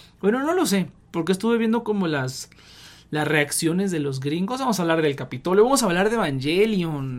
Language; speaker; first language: Spanish; native; Spanish